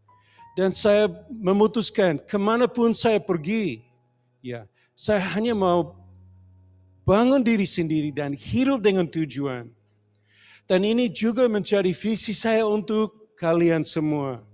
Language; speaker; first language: Indonesian; non-native, learner; English